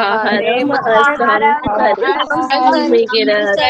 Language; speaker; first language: Persian; non-native, learner; Urdu